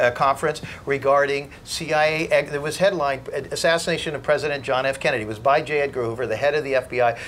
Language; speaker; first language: English; native; English